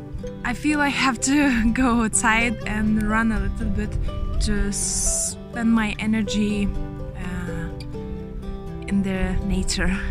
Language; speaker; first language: English; non-native, learner; Lithuanian